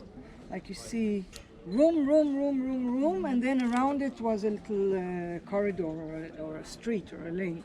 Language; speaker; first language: English; non-native, fluent; Hebrew